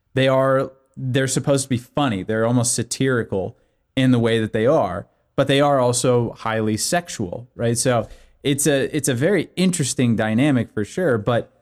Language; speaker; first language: English; early bilingual, other home language; Korean